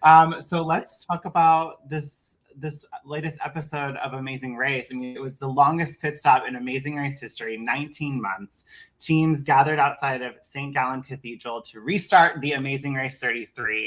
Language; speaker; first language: English; native; English